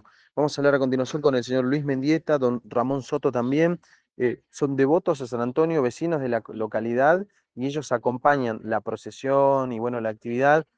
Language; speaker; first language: Spanish; native; Spanish